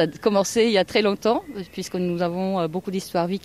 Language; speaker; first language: French; non-native, fluent; Norwegian